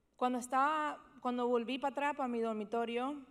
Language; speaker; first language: Spanish; early bilingual, heritage; Spanish